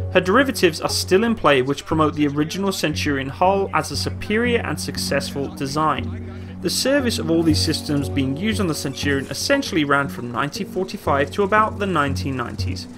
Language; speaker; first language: English; native; English